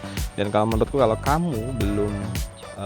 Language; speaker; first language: Indonesian; native; Indonesian